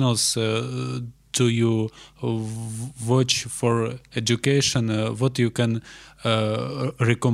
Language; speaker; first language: English; non-native, learner; Ukrainian